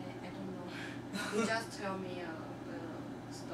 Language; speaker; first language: English; non-native, learner; Chinese